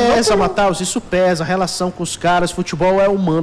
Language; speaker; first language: Portuguese; native; Portuguese